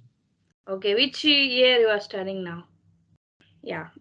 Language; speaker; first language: English; non-native, learner; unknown